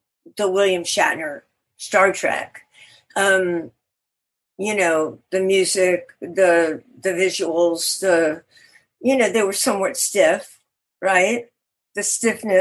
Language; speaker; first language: English; native; English